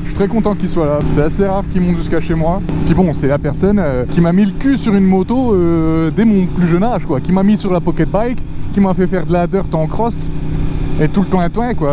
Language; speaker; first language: French; native; French